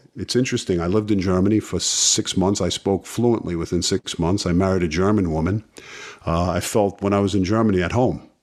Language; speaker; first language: English; native; English